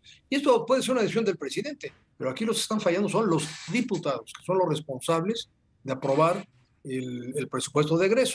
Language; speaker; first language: Spanish; native; Spanish